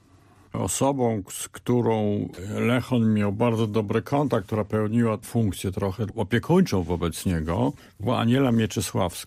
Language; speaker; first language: Polish; native; Polish